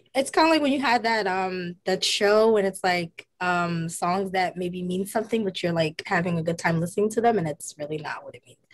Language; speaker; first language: English; native; English